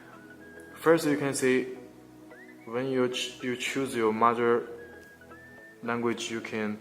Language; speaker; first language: English; non-native, learner; Chinese